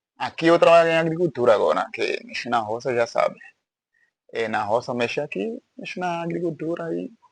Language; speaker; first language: Portuguese; non-native, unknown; Haitian Creole